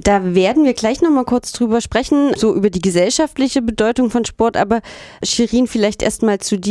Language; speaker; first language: German; native; German